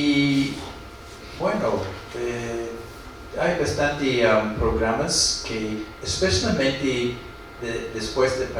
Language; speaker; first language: Spanish; non-native, fluent; English